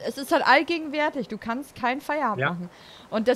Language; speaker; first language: German; native; German